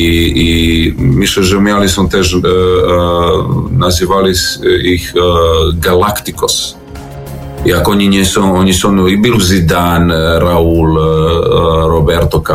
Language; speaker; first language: Polish; non-native, learner; Serbian